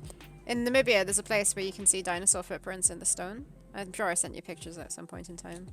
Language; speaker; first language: English; native; English